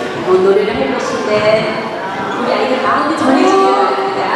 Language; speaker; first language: Korean; native; Korean